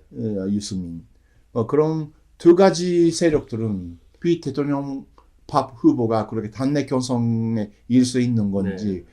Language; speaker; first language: Korean; non-native, fluent; Japanese